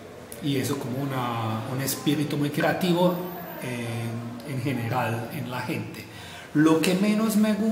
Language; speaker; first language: Spanish; non-native, fluent; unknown